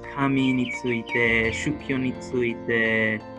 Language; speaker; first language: Japanese; non-native, learner; Hebrew